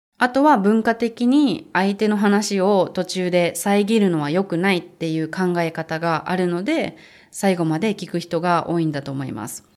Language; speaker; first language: Japanese; native; Japanese